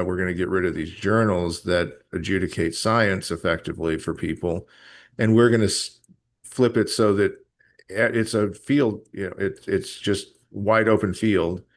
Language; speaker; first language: English; native; English